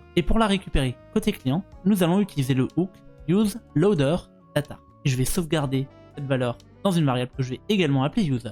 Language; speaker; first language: French; native; French